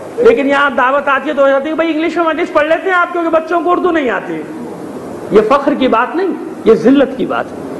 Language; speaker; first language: Urdu; native; Urdu